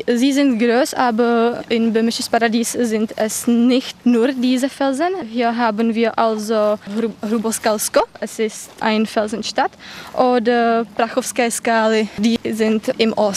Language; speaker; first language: German; non-native, fluent; Czech